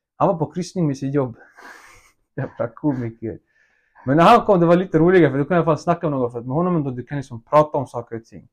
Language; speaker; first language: Swedish; native; Swedish